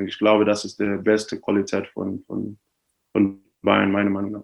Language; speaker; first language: German; non-native, fluent; English